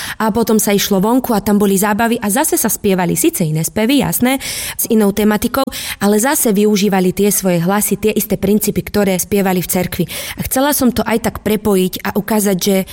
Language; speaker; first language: Slovak; native; Slovak